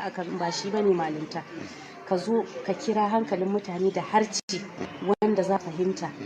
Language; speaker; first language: Hausa; native; Hausa